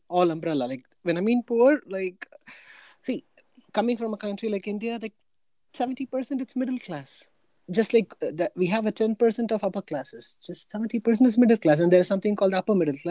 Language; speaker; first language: English; non-native, local second language; Tamil